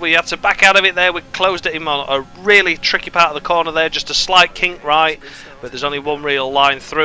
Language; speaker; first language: English; native; English